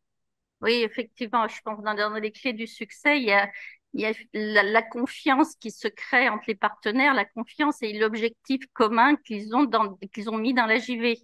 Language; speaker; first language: French; native; French